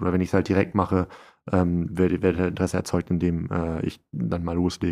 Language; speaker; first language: German; native; German